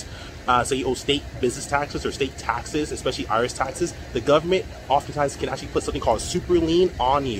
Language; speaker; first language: English; native; English